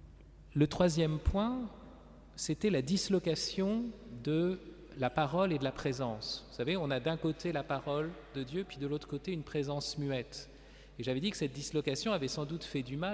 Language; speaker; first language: French; native; French